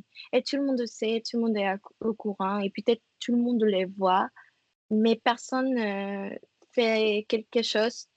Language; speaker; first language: French; non-native, fluent; Spanish